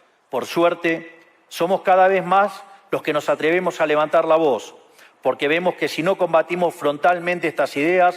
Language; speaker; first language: Spanish; native; Spanish